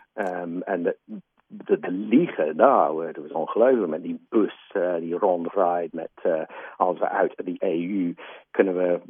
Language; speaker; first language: Dutch; non-native, fluent; English